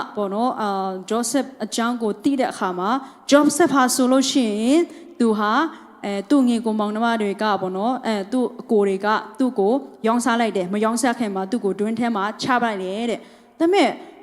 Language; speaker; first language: Burmese; non-native, local second language; Tedim Chin